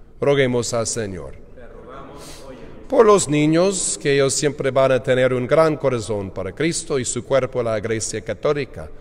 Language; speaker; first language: Spanish; non-native, learner; English